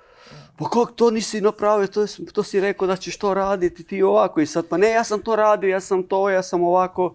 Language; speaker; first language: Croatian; non-native, learner; Albanian